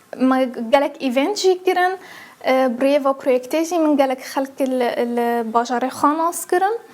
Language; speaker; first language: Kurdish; native; Kurdish